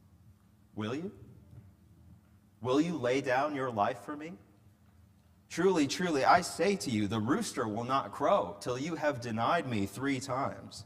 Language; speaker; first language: English; native; English